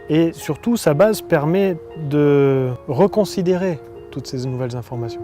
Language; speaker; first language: French; native; French